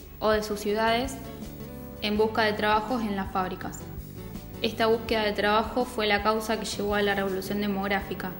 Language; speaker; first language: Spanish; native; Spanish